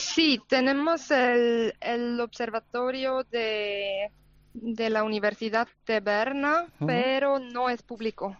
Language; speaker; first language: Spanish; non-native, fluent; German